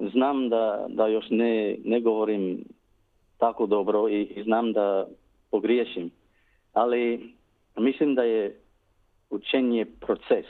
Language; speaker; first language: Serbian; non-native, learner; English